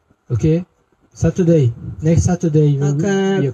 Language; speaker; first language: English; non-native, learner; French